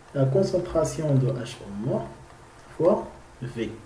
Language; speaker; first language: French; non-native, local second language; Arabic